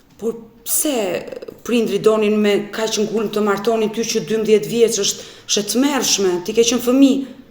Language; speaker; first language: Albanian; native; Albanian